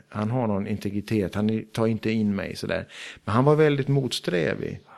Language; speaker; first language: Swedish; early bilingual, heritage; Swedish